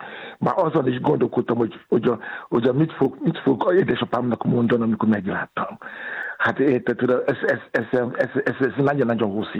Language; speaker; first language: Hungarian; non-native, fluent; Yoruba